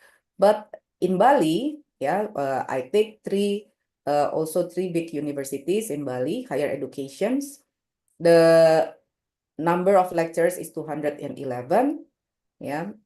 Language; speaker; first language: English; non-native, local second language; Indonesian